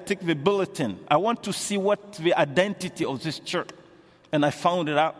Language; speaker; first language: English; non-native, fluent; Bambara